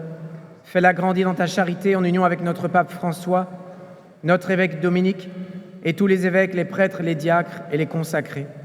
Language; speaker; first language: French; native; French